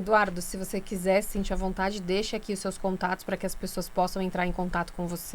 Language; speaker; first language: Portuguese; native; Portuguese